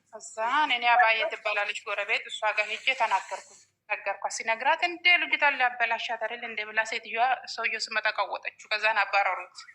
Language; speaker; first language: Amharic; non-native, local second language; Oromo